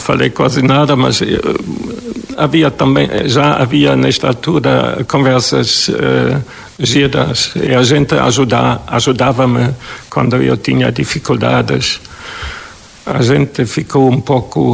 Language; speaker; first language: Portuguese; non-native, fluent; German